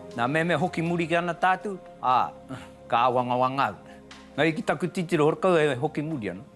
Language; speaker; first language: Māori; native; Māori